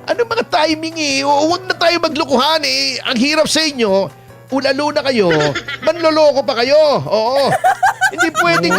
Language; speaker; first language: Filipino; native; Filipino